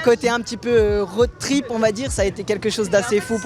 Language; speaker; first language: French; native; French